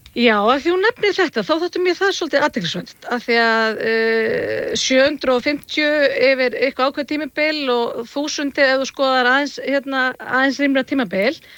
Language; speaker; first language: Icelandic; native; Icelandic